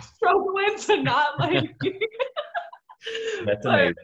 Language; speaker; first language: English; native; English